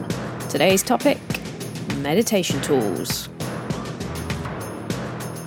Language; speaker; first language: English; native; English